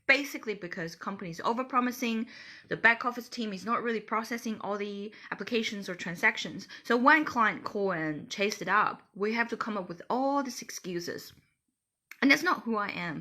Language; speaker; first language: English; non-native, fluent; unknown